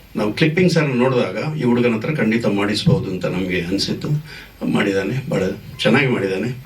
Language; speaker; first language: Kannada; non-native, local second language; Tulu